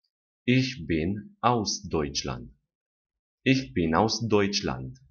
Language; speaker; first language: German; non-native, fluent; Romanian